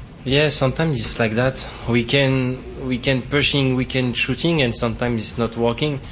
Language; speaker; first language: English; non-native, learner; French